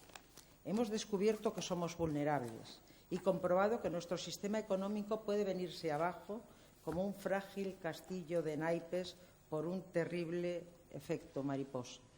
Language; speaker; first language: Spanish; native; Spanish